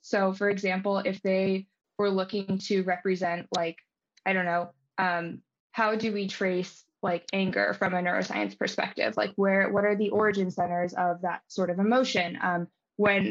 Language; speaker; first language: English; native; English